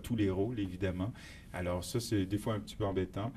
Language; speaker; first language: French; native; French